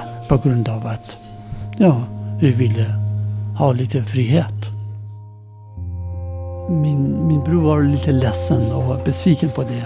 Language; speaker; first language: Swedish; non-native, learner; Persian